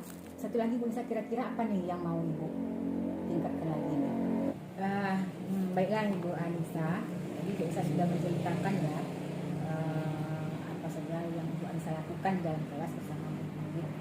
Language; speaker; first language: Indonesian; native; Indonesian